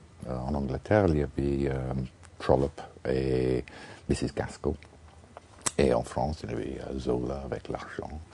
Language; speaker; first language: French; non-native, fluent; English